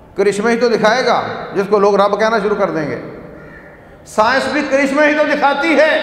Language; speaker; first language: Urdu; native; Urdu